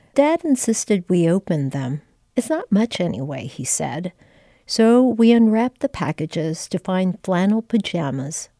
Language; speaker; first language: English; non-native, local second language; Filipino